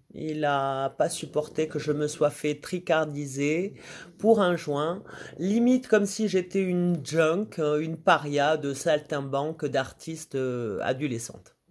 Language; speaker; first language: French; native; French